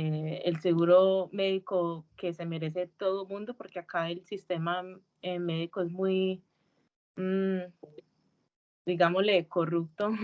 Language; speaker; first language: Spanish; early bilingual, heritage; English